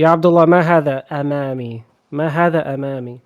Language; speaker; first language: Arabic; non-native, fluent; English